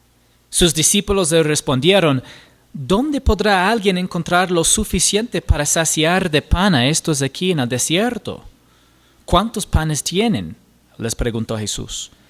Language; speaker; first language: Spanish; non-native, fluent; English